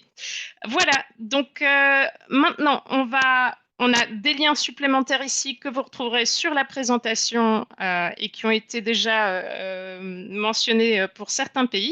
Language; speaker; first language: French; native; French